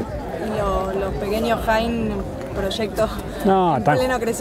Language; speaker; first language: Spanish; native; Spanish